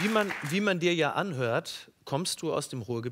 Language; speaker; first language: German; native; German